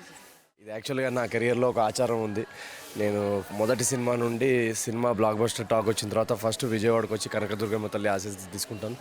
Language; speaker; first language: Telugu; native; Telugu